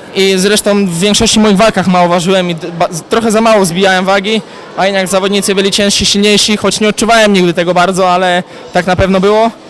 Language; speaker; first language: Polish; native; Polish